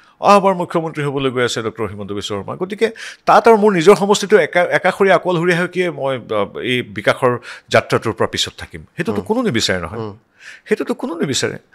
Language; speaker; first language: Assamese; native; Assamese